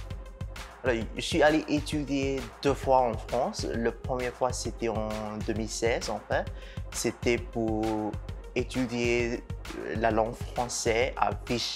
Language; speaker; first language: French; non-native, fluent; Burmese